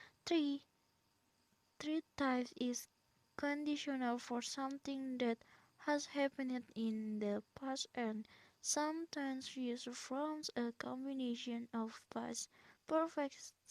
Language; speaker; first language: English; non-native, learner; Indonesian